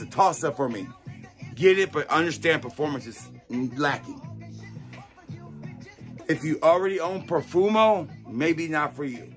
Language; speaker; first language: English; native; English